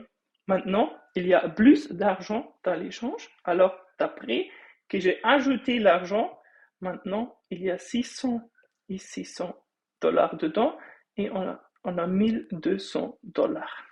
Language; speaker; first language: French; non-native, fluent; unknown